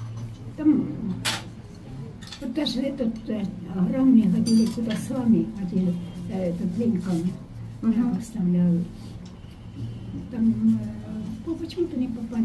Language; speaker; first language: Russian; non-native, fluent; Estonian